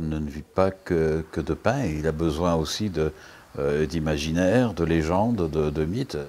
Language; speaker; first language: French; native; French